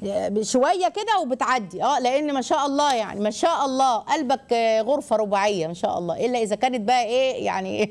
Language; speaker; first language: Arabic; native; Arabic